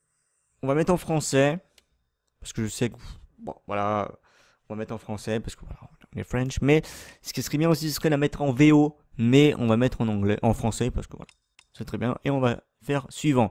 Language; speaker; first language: French; native; French